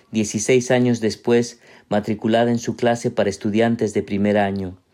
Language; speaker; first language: Spanish; native; Spanish